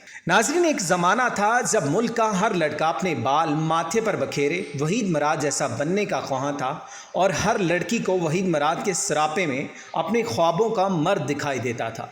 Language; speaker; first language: Urdu; native; Urdu